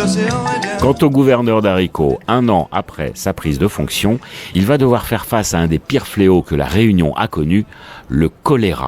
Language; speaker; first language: French; native; French